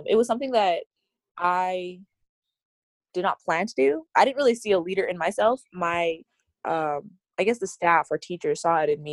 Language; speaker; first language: English; native; English